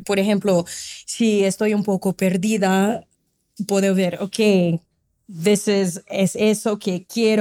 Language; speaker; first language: Spanish; non-native, fluent; Portuguese